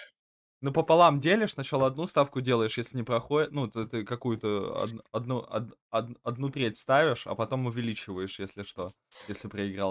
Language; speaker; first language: Russian; native; Russian